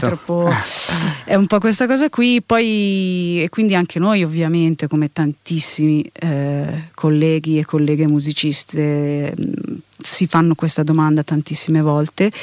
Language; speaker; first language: Italian; native; Italian